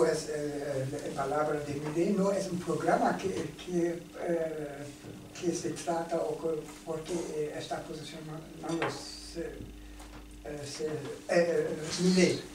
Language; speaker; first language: Spanish; non-native, learner; German